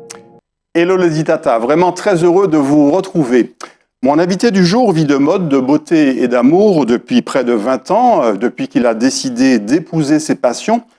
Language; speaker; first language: French; native; French